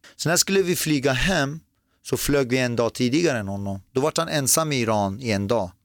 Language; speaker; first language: Swedish; early bilingual, other home language; Persian